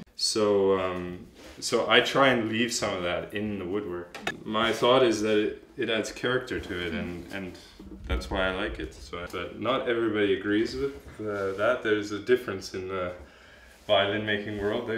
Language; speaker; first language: English; native; English